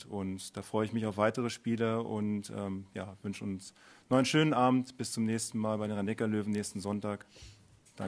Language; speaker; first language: German; native; German